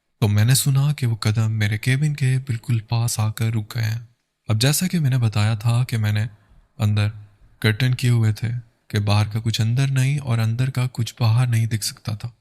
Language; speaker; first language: Urdu; native; Urdu